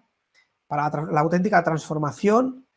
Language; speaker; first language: Spanish; native; Spanish